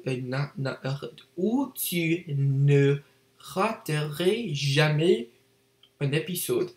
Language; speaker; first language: French; non-native, learner; English